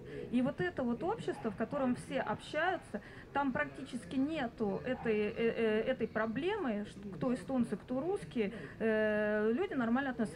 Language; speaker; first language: Russian; non-native, fluent; Estonian